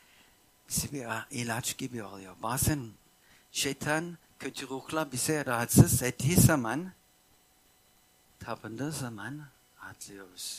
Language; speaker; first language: Turkish; non-native, fluent; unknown